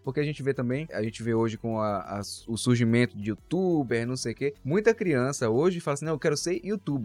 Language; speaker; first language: Portuguese; native; Portuguese